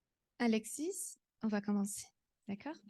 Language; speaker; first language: French; non-native, fluent; Spanish